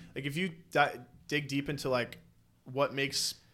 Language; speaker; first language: English; native; English